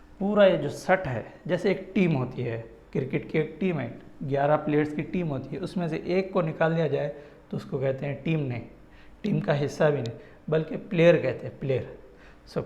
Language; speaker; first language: Urdu; native; Urdu